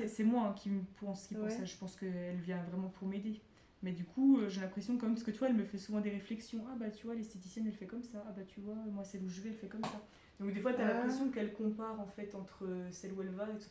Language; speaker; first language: French; native; French